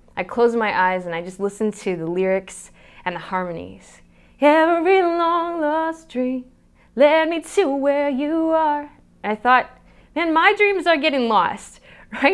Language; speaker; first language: English; native; English